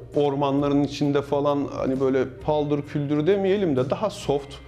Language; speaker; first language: Turkish; native; Turkish